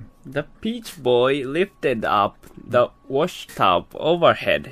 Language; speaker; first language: English; non-native, learner; Japanese